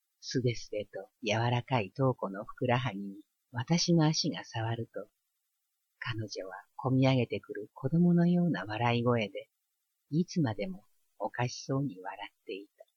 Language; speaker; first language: Japanese; native; Japanese